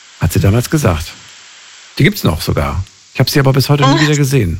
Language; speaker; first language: German; native; German